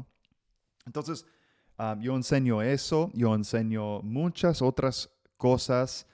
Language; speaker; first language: Spanish; non-native, fluent; English